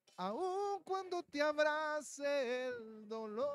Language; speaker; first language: Spanish; native; Spanish